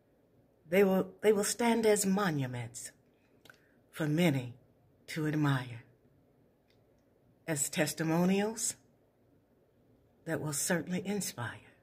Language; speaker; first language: English; native; English